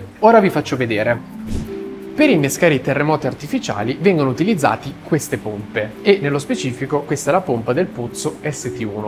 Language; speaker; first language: Italian; native; Italian